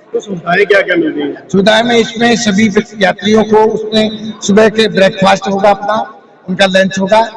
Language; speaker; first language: Hindi; non-native, local second language; Punjabi